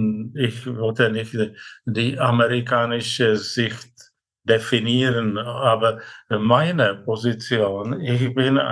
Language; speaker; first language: German; non-native, fluent; Czech